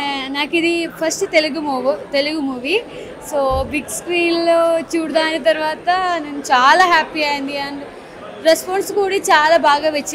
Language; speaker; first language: Telugu; non-native, learner; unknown